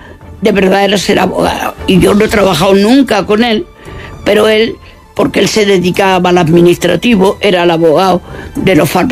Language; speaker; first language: Spanish; native; Spanish